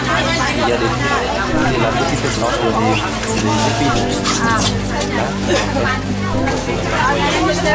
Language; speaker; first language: French; non-native, learner; Khmer